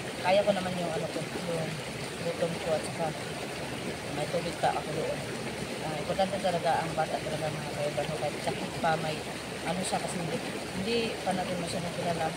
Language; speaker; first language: Filipino; non-native, local second language; Cebuano